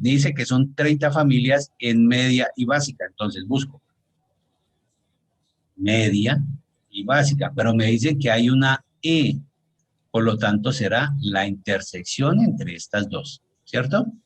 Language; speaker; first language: Spanish; native; Spanish